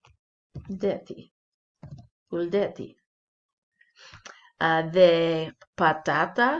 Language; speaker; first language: Albanian; non-native, learner; English